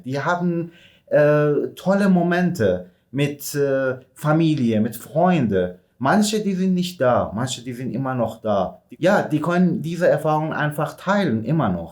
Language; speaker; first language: German; non-native, fluent; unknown